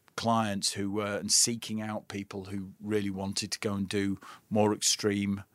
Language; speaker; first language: English; native; English